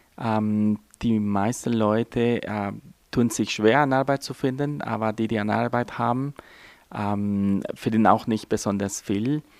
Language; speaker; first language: German; non-native, fluent; Spanish